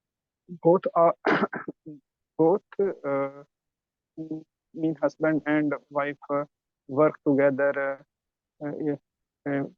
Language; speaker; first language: English; non-native, learner; Urdu